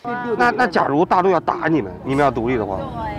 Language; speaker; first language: Chinese; native; Chinese